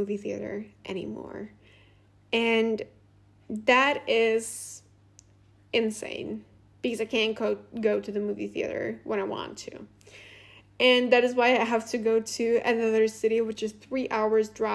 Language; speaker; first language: English; non-native, fluent; Russian